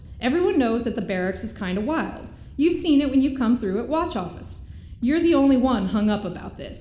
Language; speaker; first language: English; native; English